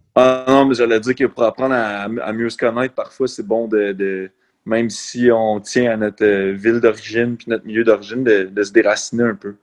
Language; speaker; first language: French; native; French